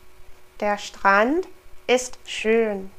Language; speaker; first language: German; non-native, fluent; English